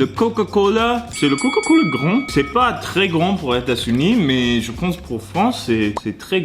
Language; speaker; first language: French; non-native, learner; English